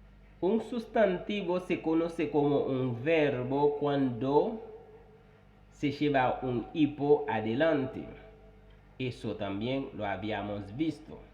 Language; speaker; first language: Spanish; non-native, fluent; Haitian Creole